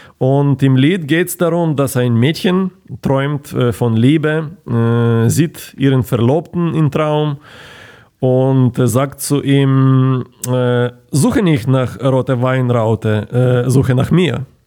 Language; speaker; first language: German; non-native, fluent; Ukrainian